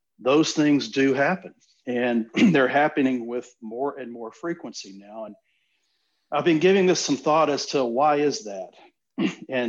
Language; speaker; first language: English; native; English